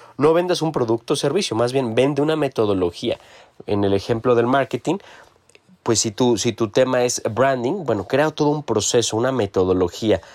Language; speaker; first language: Spanish; native; Spanish